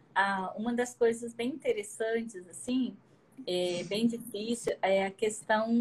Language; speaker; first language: Portuguese; native; Portuguese